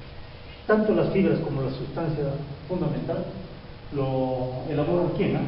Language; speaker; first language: Spanish; native; Spanish